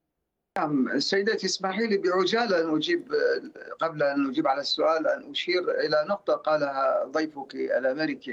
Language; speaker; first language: Arabic; non-native, fluent; Persian